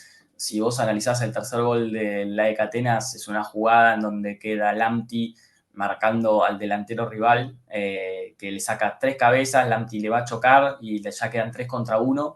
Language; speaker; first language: Spanish; native; Spanish